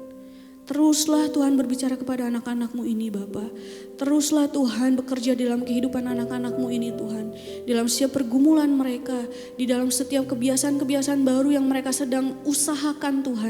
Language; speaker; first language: Indonesian; native; Indonesian